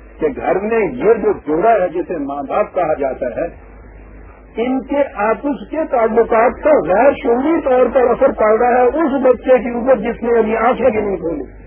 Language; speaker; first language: Urdu; non-native, local second language; Punjabi